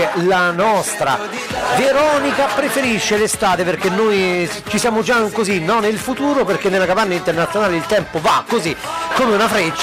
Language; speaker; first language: Italian; native; Italian